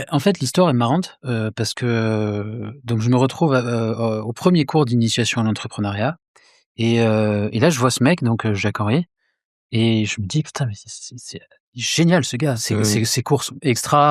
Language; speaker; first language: French; native; French